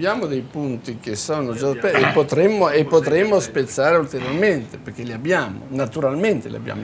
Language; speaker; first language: Italian; native; Italian